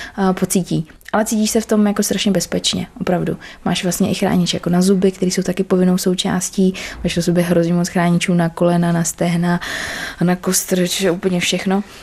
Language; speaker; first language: Czech; early bilingual, other home language; Vietnamese